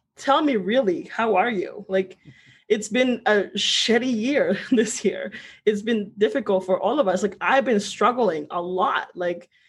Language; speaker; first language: English; early bilingual, other home language; Spanish